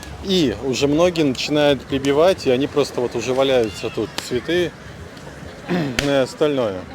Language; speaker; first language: Russian; native; Russian